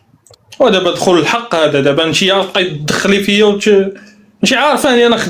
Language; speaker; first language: Arabic; native; Arabic